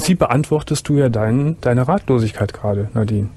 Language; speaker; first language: German; native; German